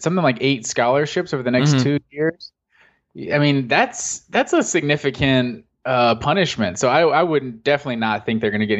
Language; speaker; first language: English; native; English